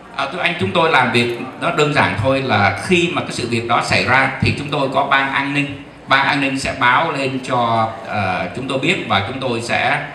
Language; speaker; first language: Vietnamese; native; Vietnamese